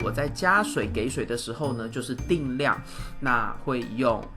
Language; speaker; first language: Chinese; native; Chinese